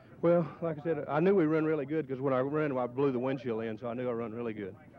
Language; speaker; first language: English; native; English